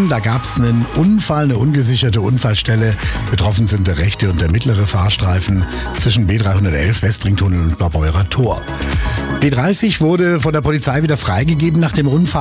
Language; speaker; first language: German; native; German